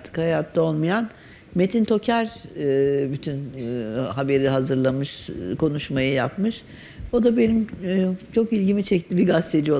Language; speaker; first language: Turkish; native; Turkish